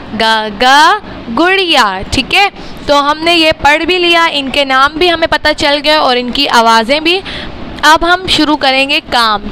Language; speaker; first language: Urdu; native; Urdu